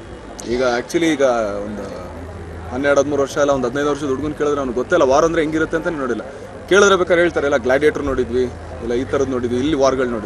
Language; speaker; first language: Kannada; native; Kannada